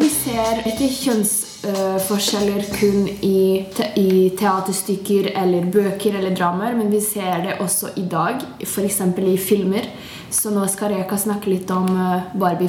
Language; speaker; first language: Norwegian; non-native, fluent; Hungarian